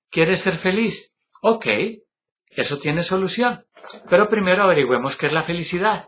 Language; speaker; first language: Spanish; native; Spanish